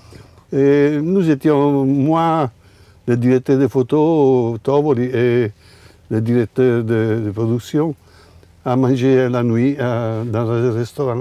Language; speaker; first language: French; non-native, fluent; Italian